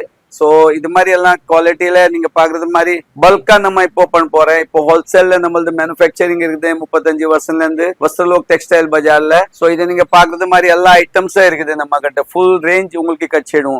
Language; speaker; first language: Tamil; non-native, fluent; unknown